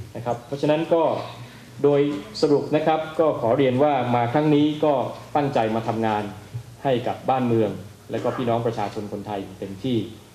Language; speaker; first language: Thai; native; Thai